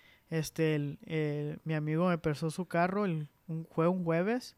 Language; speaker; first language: Spanish; early bilingual, heritage; Spanish